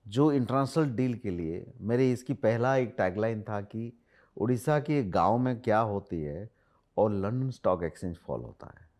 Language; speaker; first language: Hindi; non-native, local second language; Odia